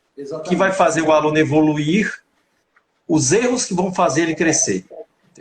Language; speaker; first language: Portuguese; native; Portuguese